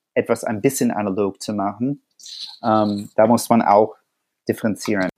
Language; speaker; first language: German; non-native, fluent; English